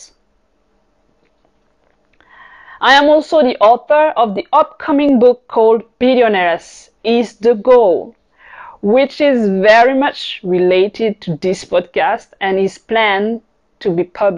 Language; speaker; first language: English; non-native, fluent; French